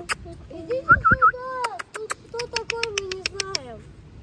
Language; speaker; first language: Russian; early bilingual, heritage; Russian